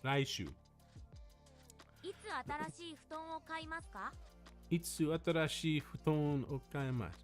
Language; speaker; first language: Japanese; non-native, learner; English